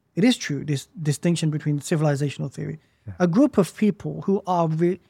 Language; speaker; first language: English; native; English